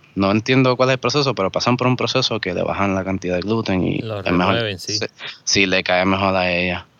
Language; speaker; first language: Spanish; native; Spanish